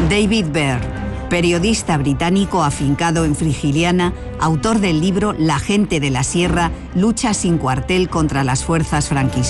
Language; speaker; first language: Spanish; native; Spanish